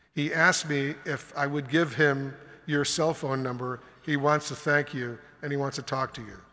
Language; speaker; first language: English; native; English